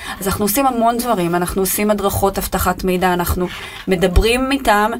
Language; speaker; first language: Hebrew; native; Hebrew